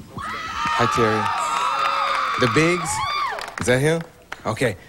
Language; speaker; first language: English; native; English